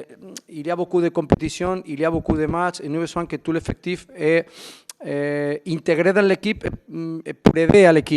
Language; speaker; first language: French; non-native, fluent; Spanish